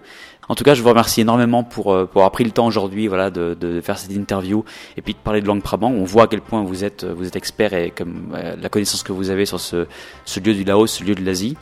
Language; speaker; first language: French; native; French